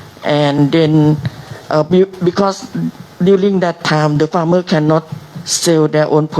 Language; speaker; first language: English; non-native, learner; Thai